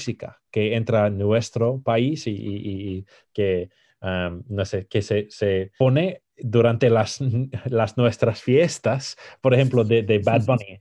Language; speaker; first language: Spanish; non-native, fluent; English